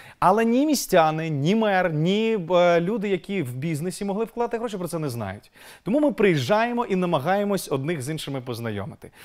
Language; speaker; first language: Ukrainian; native; Ukrainian